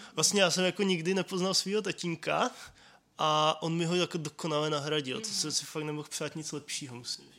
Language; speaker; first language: Czech; native; Czech